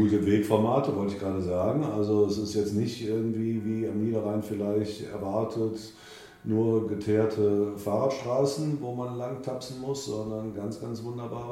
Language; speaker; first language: German; native; German